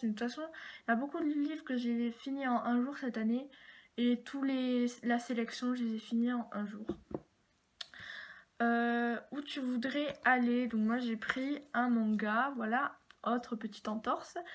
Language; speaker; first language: French; native; French